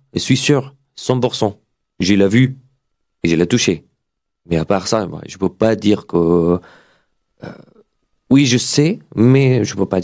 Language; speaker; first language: French; non-native, fluent; Arabic